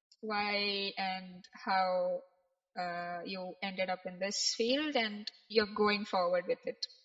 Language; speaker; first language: English; non-native, local second language; Malayalam